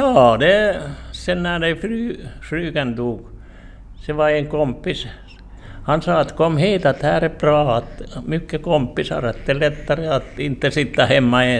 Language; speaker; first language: Swedish; non-native, learner; Finnish